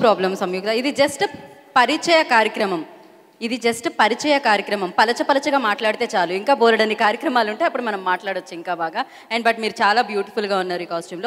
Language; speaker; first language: Telugu; native; Telugu